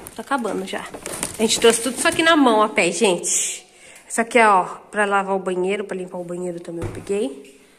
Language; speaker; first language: Portuguese; native; Portuguese